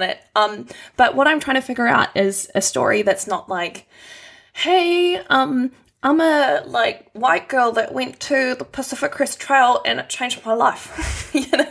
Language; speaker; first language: English; native; English